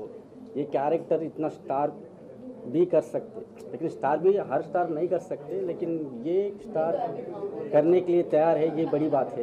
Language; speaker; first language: Hindi; non-native, local second language; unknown